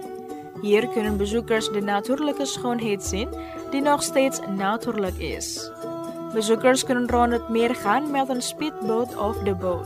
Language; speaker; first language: Dutch; non-native, fluent; Indonesian